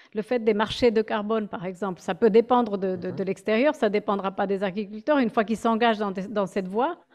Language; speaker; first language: French; non-native, fluent; Spanish